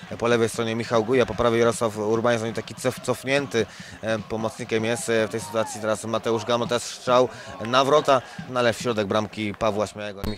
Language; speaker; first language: Polish; native; Polish